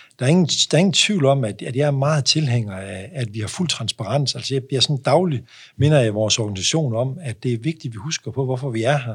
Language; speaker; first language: Danish; native; Danish